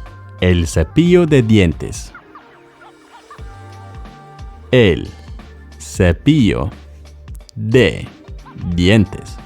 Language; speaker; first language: Spanish; non-native, fluent; English